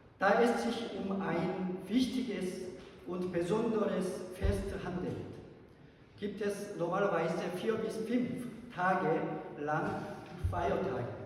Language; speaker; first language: German; non-native, learner; Korean